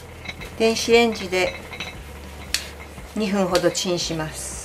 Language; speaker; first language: Japanese; native; Japanese